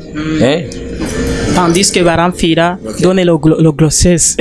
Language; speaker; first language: French; non-native, learner; Rundi